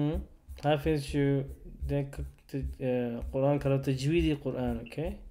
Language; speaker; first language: Swedish; non-native, learner; Urdu